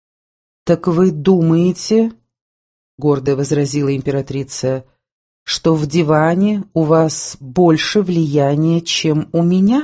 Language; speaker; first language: Russian; native; Russian